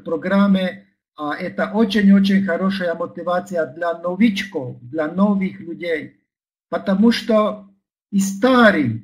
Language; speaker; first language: Russian; non-native, learner; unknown